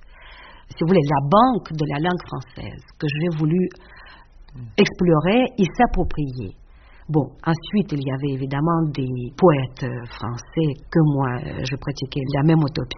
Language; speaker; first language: French; non-native, fluent; Russian